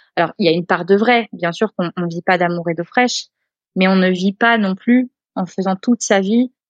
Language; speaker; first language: French; native; French